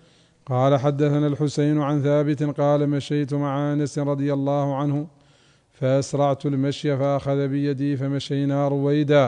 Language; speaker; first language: Arabic; native; Arabic